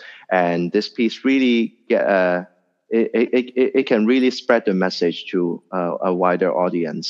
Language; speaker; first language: English; non-native, local second language; Cantonese